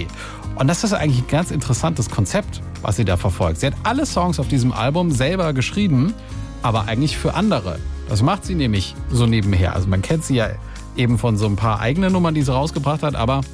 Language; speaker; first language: German; native; German